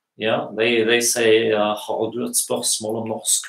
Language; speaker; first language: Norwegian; non-native, fluent; German